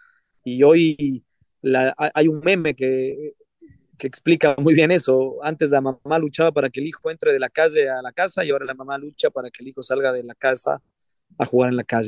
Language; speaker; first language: Spanish; native; Spanish